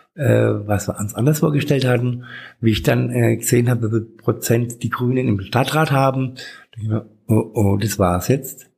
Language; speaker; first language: German; native; German